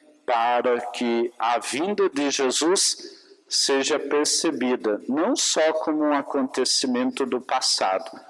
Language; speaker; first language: Portuguese; native; Portuguese